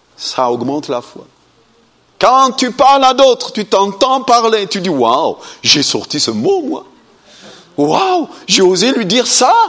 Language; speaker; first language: French; non-native, fluent; Amharic